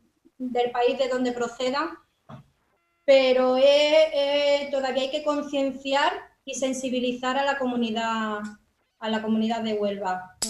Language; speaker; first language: Spanish; native; Spanish